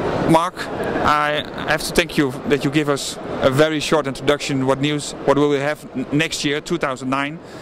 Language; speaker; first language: English; non-native, fluent; Dutch